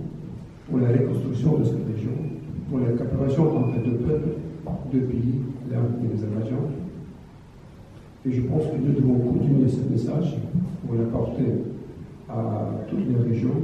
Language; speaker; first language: French; non-native, fluent; Azerbaijani